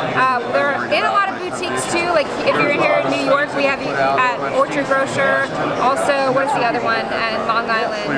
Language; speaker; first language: English; non-native, fluent; French